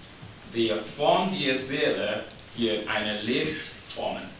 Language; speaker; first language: German; non-native, learner; English